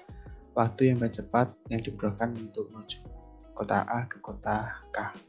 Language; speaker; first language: Indonesian; native; Indonesian